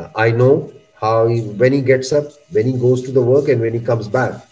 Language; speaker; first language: English; non-native, local second language; Urdu